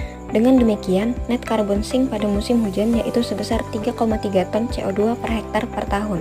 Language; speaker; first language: Indonesian; native; Indonesian